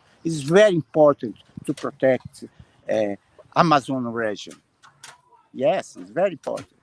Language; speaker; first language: English; non-native, learner; Portuguese